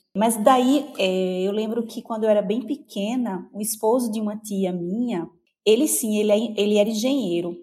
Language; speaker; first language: Portuguese; native; Portuguese